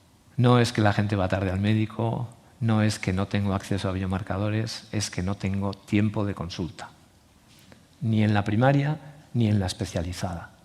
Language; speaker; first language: Spanish; native; Spanish